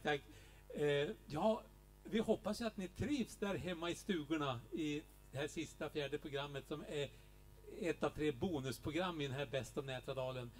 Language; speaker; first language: Swedish; native; Swedish